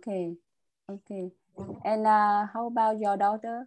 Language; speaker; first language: English; non-native, learner; Vietnamese